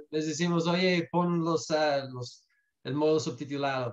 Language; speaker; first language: Spanish; non-native, fluent; English